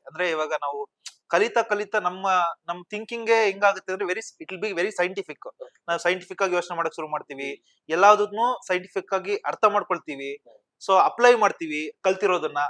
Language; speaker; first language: Kannada; native; Kannada